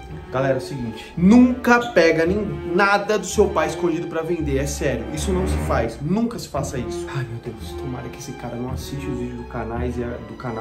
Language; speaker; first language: Portuguese; native; Portuguese